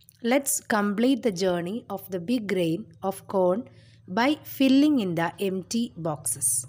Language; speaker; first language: English; non-native, local second language; Malayalam